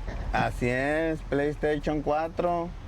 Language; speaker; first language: Spanish; native; Spanish